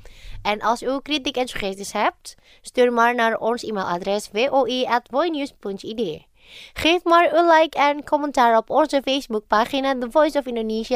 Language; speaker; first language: Dutch; non-native, fluent; Indonesian